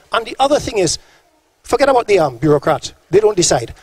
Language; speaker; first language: English; early bilingual, other home language; Norwegian